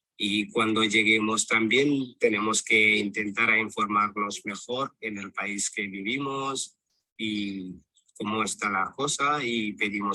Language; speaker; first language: Spanish; non-native, local second language; Portuguese